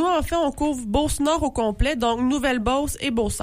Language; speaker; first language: French; native; French